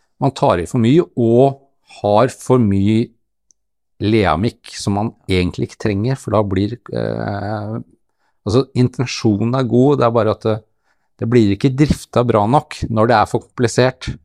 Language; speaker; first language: Norwegian; native; Norwegian